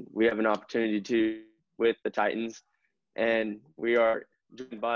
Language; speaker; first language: English; native; English